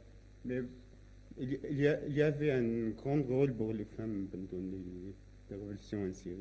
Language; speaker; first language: French; non-native, learner; Arabic